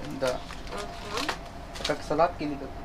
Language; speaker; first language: Russian; non-native, learner; Hindi